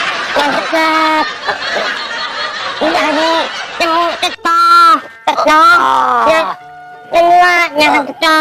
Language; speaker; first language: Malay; non-native, local second language; Sundanese